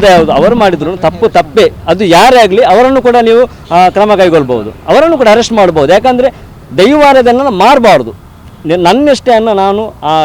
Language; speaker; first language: Kannada; non-native, local second language; Tulu